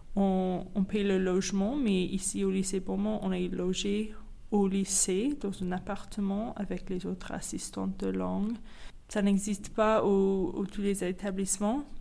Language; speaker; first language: French; non-native, fluent; English